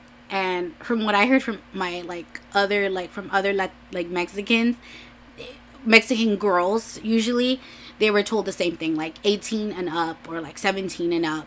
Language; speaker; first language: English; early bilingual, other home language; Spanish